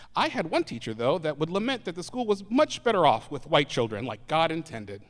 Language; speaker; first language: English; native; English